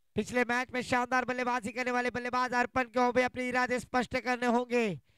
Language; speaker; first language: Hindi; non-native, local second language; Marathi